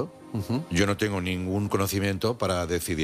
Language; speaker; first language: Spanish; native; Spanish